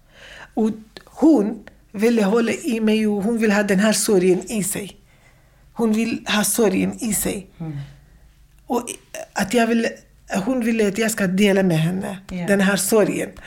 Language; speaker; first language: Swedish; non-native, fluent; Kurdish